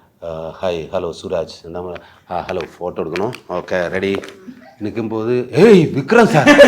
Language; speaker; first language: Tamil; non-native, learner; Malayalam